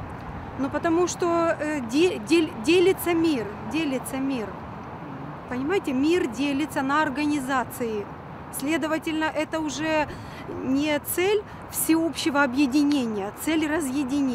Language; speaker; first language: Russian; native; Russian